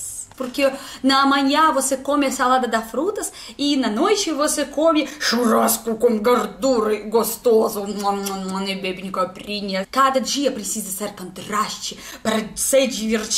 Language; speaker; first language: Portuguese; non-native, learner; Russian